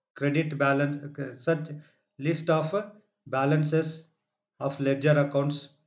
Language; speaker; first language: English; non-native, local second language; Kannada